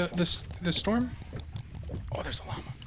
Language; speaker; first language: English; native; English